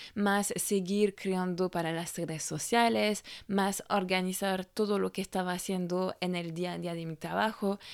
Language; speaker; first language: Spanish; non-native, fluent; French